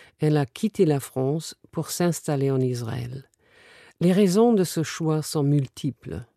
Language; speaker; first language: French; non-native, fluent; German